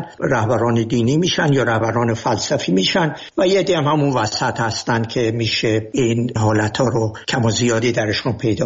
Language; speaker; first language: Persian; native; Persian